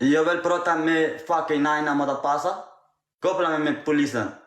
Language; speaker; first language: Swedish; non-native, learner; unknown